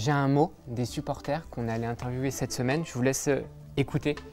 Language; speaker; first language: French; native; French